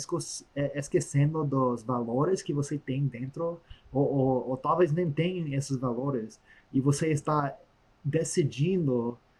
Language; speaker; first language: Portuguese; non-native, fluent; English